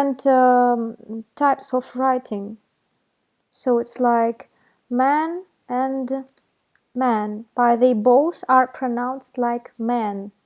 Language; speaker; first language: English; non-native, fluent; Russian